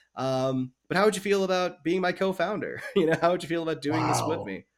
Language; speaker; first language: English; native; English